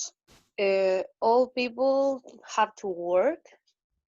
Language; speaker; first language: English; non-native, learner; Spanish